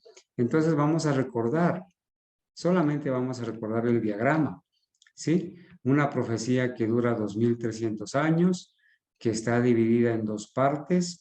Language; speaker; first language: Spanish; native; Spanish